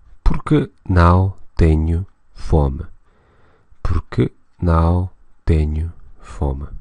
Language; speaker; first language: Portuguese; non-native, fluent; Russian